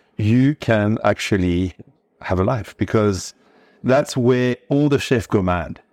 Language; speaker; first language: English; non-native, fluent; French